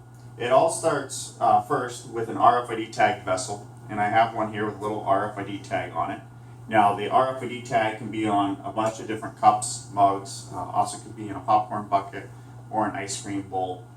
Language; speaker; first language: English; native; English